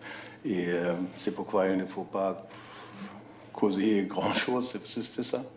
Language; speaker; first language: French; non-native, fluent; German